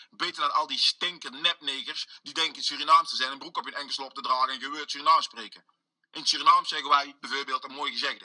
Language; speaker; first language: Dutch; early bilingual, other home language; Sranan Tongo